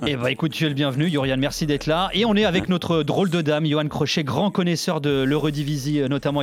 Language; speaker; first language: French; native; French